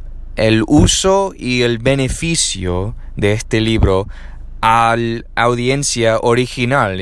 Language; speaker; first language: Spanish; non-native, learner; English